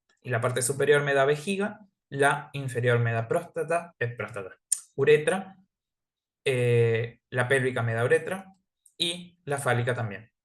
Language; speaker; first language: Spanish; native; Spanish